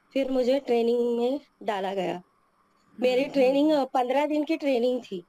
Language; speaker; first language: Hindi; non-native, local second language; Telugu